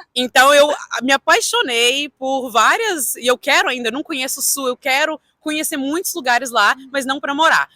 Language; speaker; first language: Portuguese; early bilingual, heritage; Portuguese